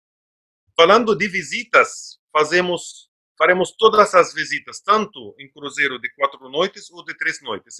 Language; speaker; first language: Portuguese; non-native, fluent; Arabic